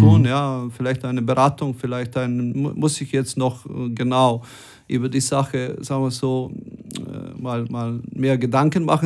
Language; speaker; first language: German; non-native, fluent; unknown